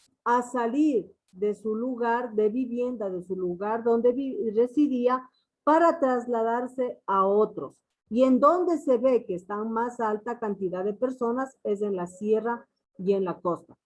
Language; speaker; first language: Spanish; native; Spanish